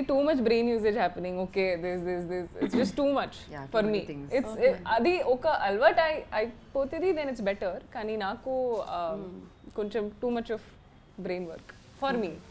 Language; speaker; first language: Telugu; non-native, learner; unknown